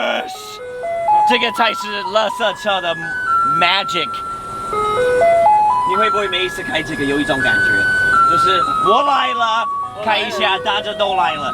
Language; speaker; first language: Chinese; non-native, fluent; English